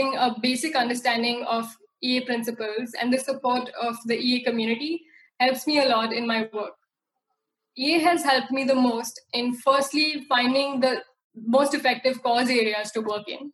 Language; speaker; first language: English; non-native, local second language; Hindi